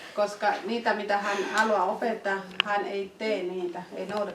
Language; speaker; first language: Finnish; non-native, fluent; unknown